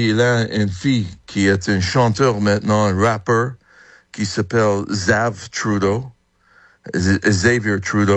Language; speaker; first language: French; non-native, fluent; English